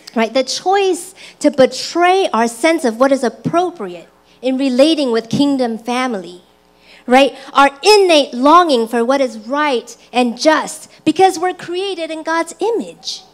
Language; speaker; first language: English; early bilingual, other home language; Chinese